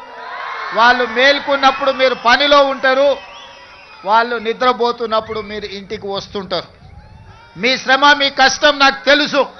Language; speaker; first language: Telugu; native; Telugu